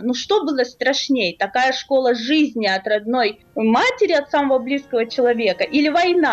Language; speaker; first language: Russian; native; Russian